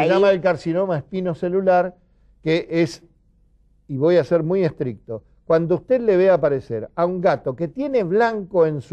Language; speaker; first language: Spanish; native; Spanish